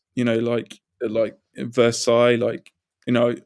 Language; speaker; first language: English; native; English